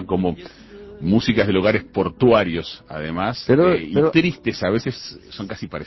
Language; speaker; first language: Spanish; native; Spanish